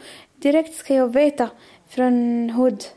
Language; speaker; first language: Swedish; non-native, learner; Arabic